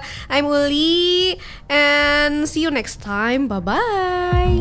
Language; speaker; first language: English; non-native, learner; Indonesian